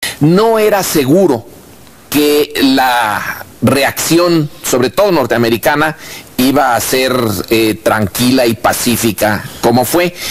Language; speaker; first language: Spanish; native; Spanish